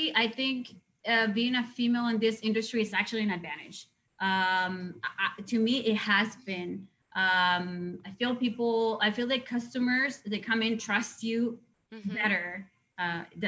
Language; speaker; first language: English; non-native, fluent; Spanish